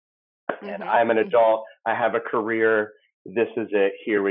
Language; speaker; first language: English; native; English